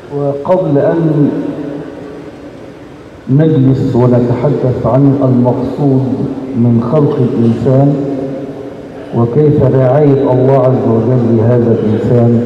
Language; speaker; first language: Arabic; native; Arabic